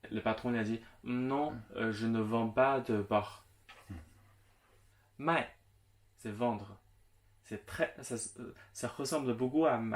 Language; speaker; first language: French; non-native, local second language; Chinese